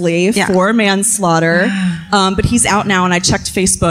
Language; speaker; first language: English; native; English